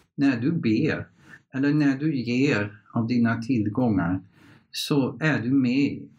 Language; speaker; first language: Swedish; non-native, fluent; Dutch